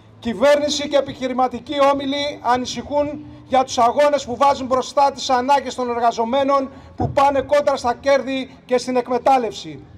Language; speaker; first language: Greek; native; Greek